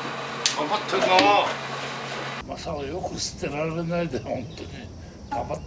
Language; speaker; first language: Japanese; native; Japanese